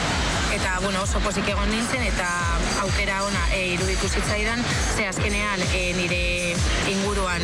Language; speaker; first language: Basque; non-native, local second language; Spanish